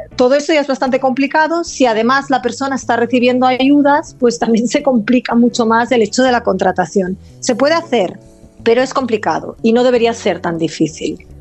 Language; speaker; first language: Spanish; non-native, local second language; Catalan